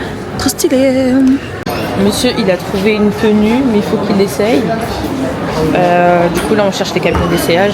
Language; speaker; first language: French; native; French